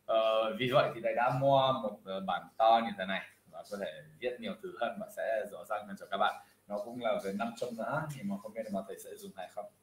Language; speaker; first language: Vietnamese; non-native, fluent; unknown